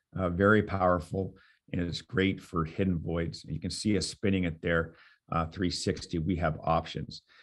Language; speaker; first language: English; native; English